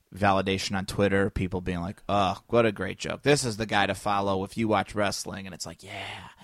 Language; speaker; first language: English; native; English